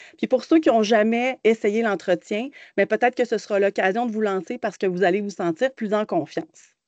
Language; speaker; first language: French; native; French